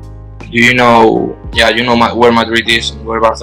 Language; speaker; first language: English; non-native, learner; Korean